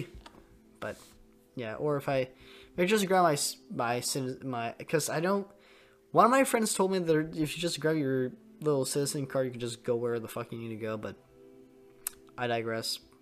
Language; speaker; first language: English; native; English